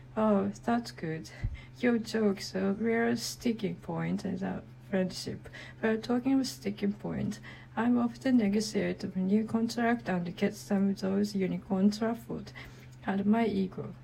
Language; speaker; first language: English; non-native, learner; Japanese